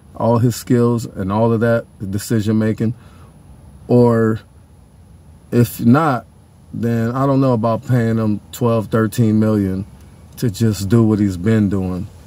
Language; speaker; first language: English; native; English